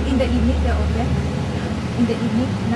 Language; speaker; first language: English; non-native, local second language; Filipino